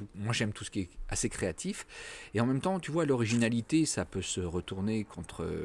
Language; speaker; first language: French; native; French